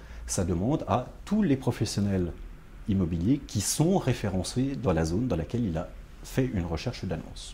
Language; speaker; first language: French; native; French